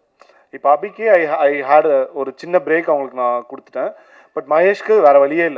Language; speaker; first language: Tamil; native; Tamil